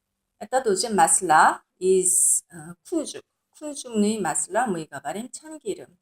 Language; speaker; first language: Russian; non-native, learner; Korean